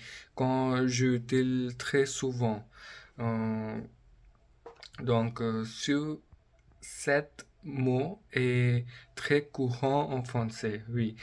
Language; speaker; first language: French; non-native, learner; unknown